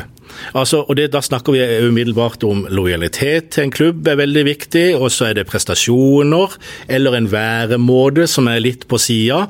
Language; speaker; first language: Norwegian; native; Norwegian